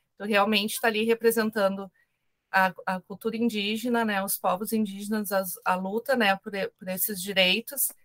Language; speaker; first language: Portuguese; native; Portuguese